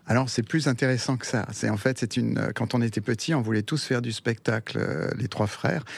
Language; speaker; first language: French; early bilingual, other home language; Spanish